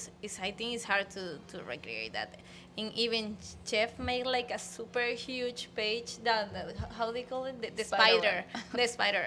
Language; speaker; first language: English; non-native, learner; Spanish